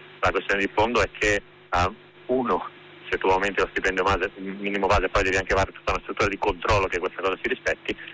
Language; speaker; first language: Italian; native; Italian